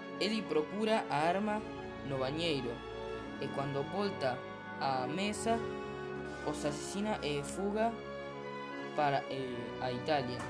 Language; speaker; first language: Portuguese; non-native, learner; Spanish